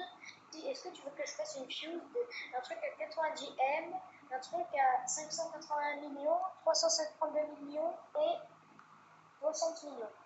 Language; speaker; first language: French; native; French